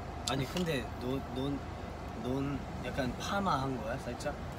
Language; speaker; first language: Korean; non-native, fluent; Cantonese